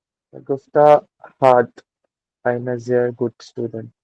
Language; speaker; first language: German; non-native, learner; Urdu